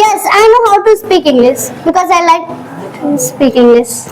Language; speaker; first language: English; non-native, learner; Hindi